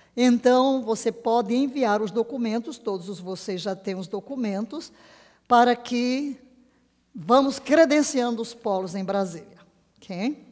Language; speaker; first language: Portuguese; native; Portuguese